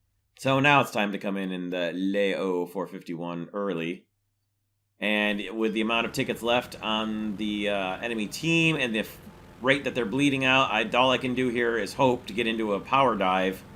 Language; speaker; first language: English; native; English